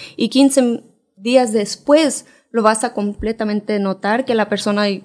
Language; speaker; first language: Spanish; early bilingual, heritage; Spanish